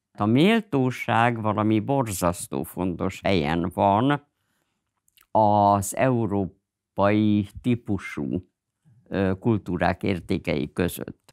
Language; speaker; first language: Hungarian; native; Hungarian